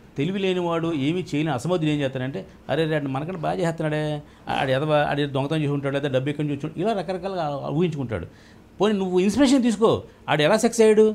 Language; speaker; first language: Telugu; native; Telugu